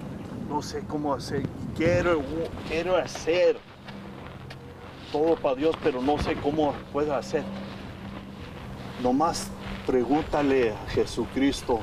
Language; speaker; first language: Spanish; early bilingual, heritage; English